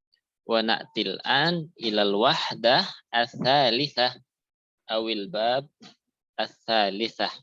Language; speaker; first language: Arabic; non-native, fluent; Indonesian